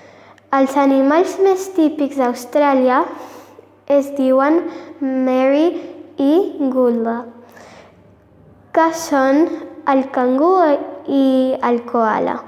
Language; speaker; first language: Catalan; non-native, learner; English